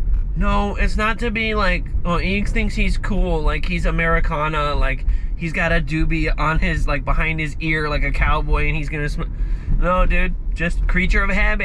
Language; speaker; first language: English; native; English